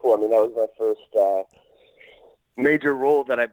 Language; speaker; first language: English; native; English